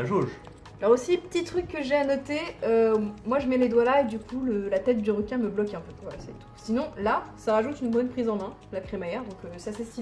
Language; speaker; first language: French; native; French